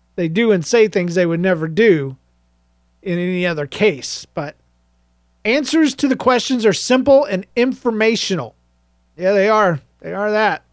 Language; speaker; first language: English; native; English